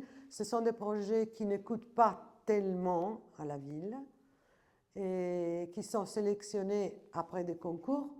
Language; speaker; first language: French; non-native, fluent; Italian